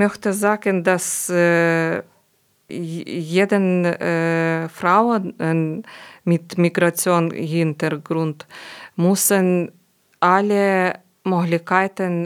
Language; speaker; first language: German; non-native, learner; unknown